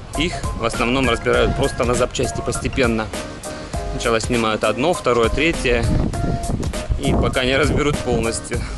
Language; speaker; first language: Russian; native; Russian